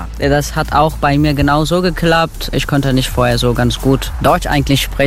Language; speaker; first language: German; non-native, learner; Turkish